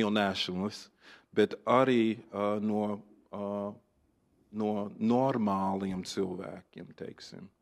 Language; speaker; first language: Latvian; non-native, fluent; English